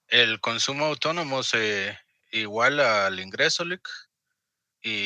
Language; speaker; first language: Spanish; native; Spanish